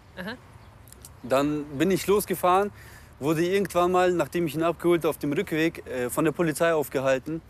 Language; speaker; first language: German; early bilingual, other home language; Russian